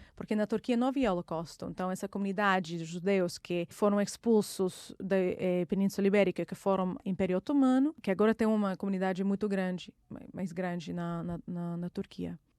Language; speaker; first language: Portuguese; non-native, fluent; Russian